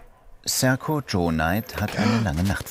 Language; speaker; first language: German; native; German